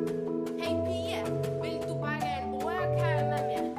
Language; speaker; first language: Danish; non-native, learner; Norwegian